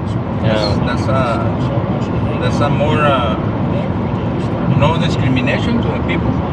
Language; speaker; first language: English; non-native, learner; Spanish